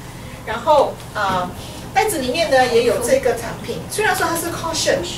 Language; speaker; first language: Chinese; native; Chinese